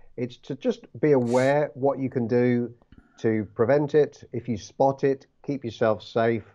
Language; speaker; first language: English; native; English